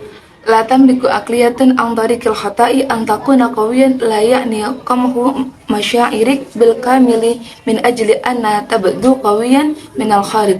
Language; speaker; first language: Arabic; non-native, learner; Indonesian